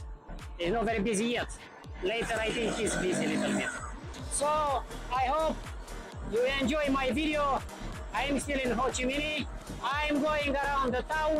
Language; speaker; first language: English; non-native, learner; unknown